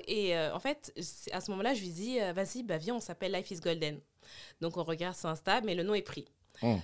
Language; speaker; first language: French; native; French